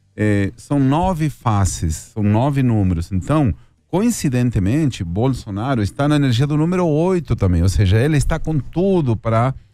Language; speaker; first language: Portuguese; non-native, fluent; Spanish